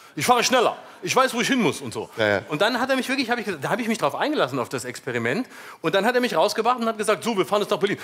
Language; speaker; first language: German; native; German